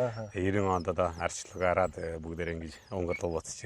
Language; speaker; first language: Mongolian; non-native, fluent; Hungarian